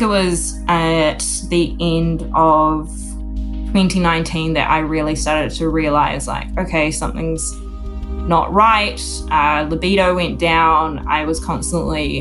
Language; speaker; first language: English; native; English